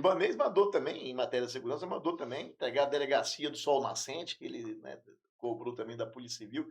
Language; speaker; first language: Portuguese; native; Portuguese